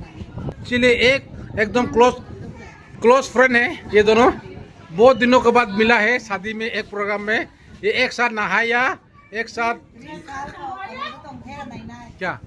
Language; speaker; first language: Hindi; non-native, local second language; Rongmei Naga